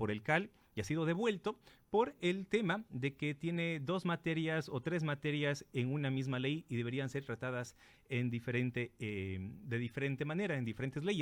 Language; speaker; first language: Spanish; native; Spanish